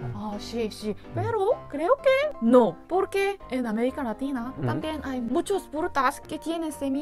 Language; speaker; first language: Spanish; non-native, learner; Korean